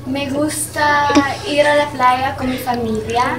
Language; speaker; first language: Spanish; non-native, learner; English